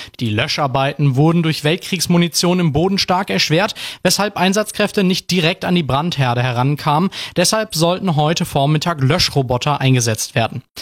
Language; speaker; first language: German; native; German